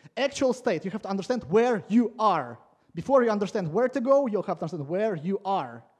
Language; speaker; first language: English; non-native, fluent; Latvian